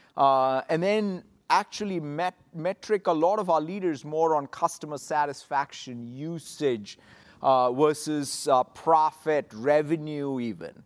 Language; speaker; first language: English; non-native, local second language; Telugu